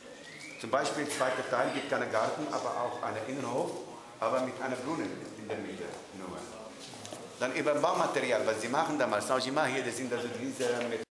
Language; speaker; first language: German; non-native, fluent; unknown